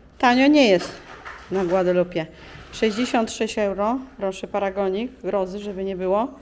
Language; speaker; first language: Polish; native; Polish